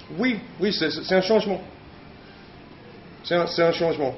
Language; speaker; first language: French; non-native, learner; English